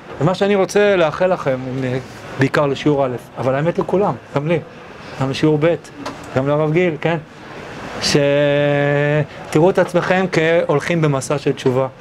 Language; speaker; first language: Hebrew; early bilingual, other home language; English